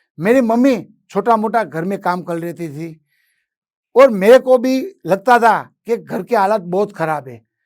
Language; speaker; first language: Hindi; non-native, local second language; Gujarati